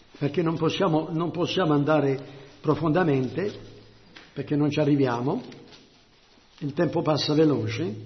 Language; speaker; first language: Italian; non-native, local second language; French